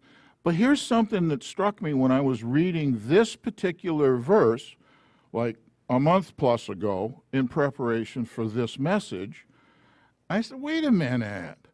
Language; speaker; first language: English; native; English